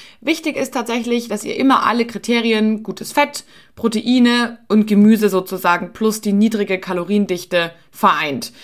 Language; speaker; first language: German; native; German